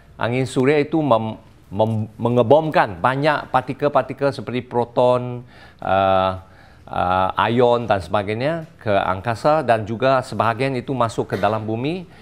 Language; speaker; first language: Malay; non-native, local second language; Chinese